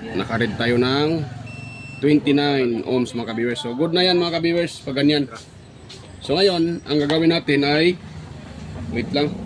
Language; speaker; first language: Filipino; non-native, local second language; Cebuano